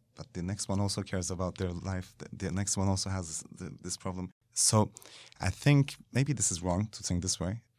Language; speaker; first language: English; non-native, fluent; Turkish